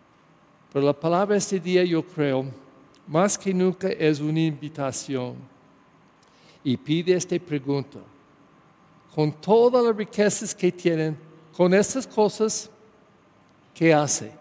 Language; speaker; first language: Spanish; non-native, learner; English